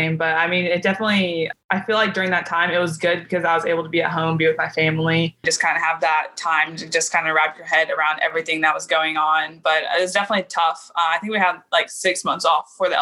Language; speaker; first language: English; native; English